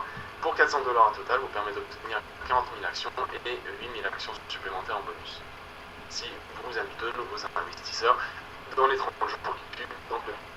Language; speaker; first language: French; native; French